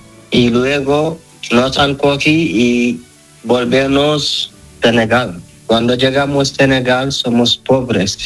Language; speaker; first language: Spanish; non-native, learner; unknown